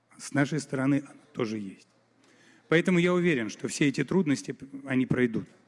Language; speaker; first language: Russian; native; Russian